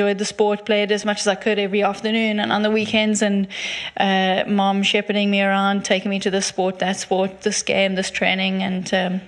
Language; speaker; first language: English; native; English